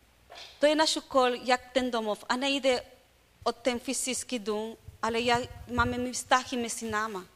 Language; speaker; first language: Czech; non-native, learner; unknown